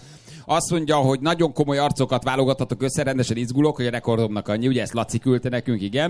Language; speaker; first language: Hungarian; native; Hungarian